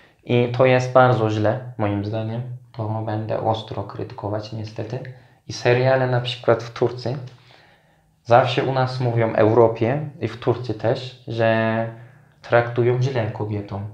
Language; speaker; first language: Polish; non-native, fluent; Turkish